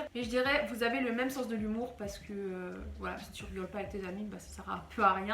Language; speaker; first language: French; native; French